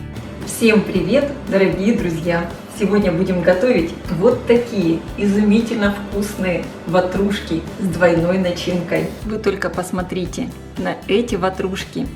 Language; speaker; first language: Russian; native; Russian